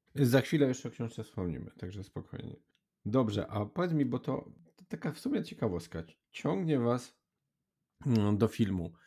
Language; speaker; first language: Polish; native; Polish